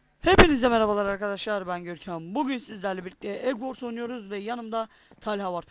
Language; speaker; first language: Turkish; native; Turkish